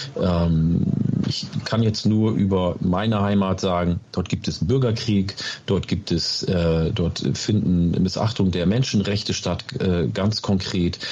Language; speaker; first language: German; early bilingual, other home language; Oromo